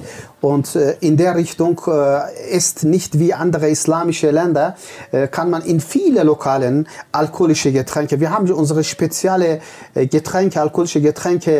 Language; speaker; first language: German; non-native, fluent; Turkish